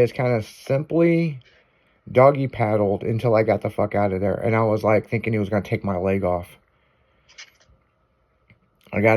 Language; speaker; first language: English; native; English